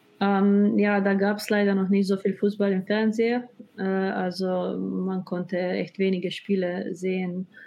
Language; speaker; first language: German; non-native, fluent; Slovenian